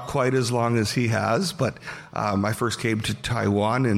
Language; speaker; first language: English; native; English